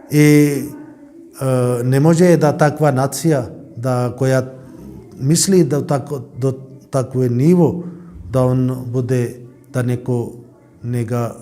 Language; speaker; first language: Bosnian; non-native, learner; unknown